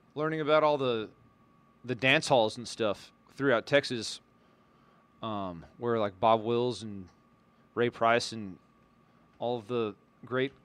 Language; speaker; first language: English; native; English